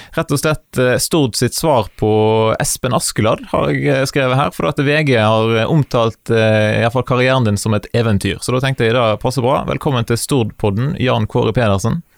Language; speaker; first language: Norwegian; native; Norwegian